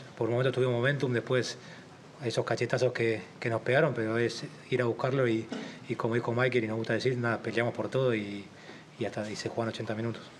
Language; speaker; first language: Spanish; native; Spanish